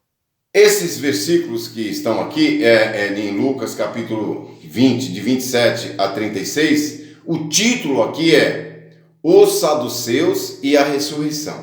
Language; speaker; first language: Portuguese; native; Portuguese